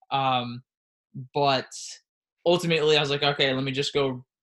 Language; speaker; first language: English; native; English